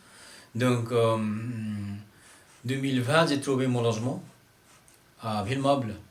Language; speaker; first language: French; non-native, learner; Bangla